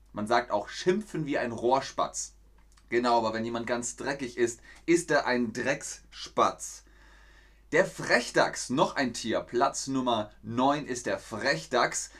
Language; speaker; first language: German; native; German